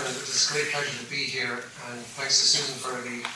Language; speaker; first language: English; native; English